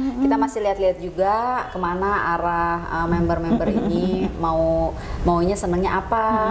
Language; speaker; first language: Indonesian; native; Indonesian